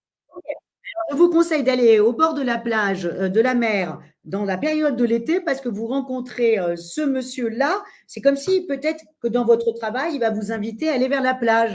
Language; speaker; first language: French; native; French